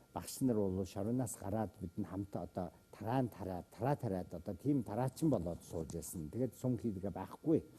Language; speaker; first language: Mongolian; native; Mongolian